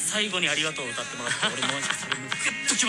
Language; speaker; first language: Japanese; native; Japanese